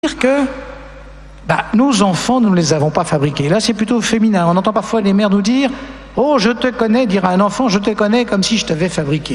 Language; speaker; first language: French; native; French